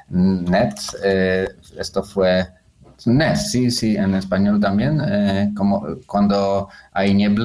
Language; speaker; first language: Spanish; non-native, fluent; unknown